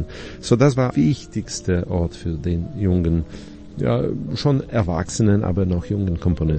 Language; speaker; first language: German; non-native, fluent; Polish